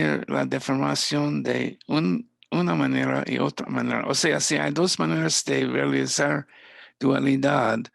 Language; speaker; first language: Spanish; non-native, fluent; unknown